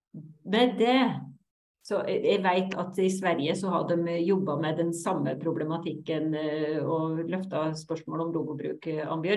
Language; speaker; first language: Norwegian; native; Norwegian